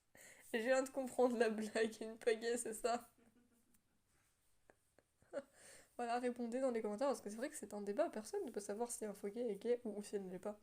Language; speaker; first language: French; native; French